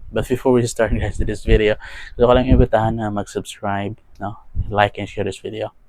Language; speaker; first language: Filipino; non-native, local second language; Cebuano